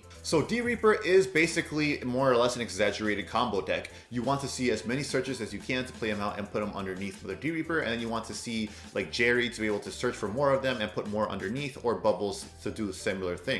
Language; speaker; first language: English; native; English